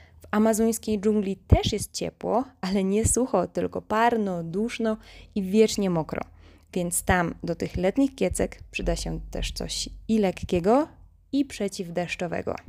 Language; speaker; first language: Polish; native; Polish